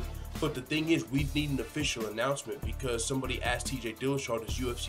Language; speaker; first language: English; native; English